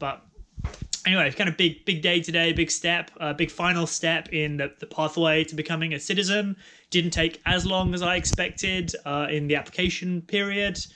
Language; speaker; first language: English; native; English